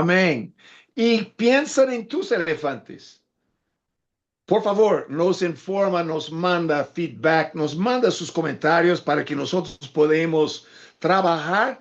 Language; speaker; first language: Spanish; non-native, fluent; English